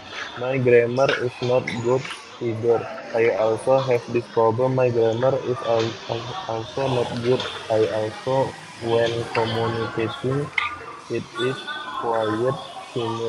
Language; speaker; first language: English; non-native, learner; Indonesian